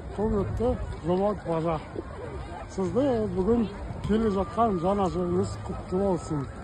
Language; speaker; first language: Kazakh; non-native, local second language; Russian